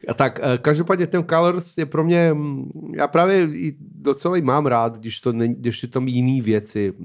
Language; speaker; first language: Czech; non-native, fluent; Serbian